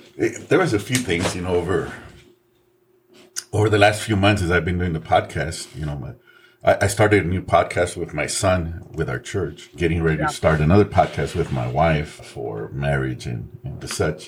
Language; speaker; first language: English; native; English